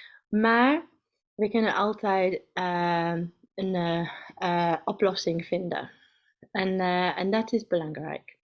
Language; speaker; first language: Dutch; non-native, learner; English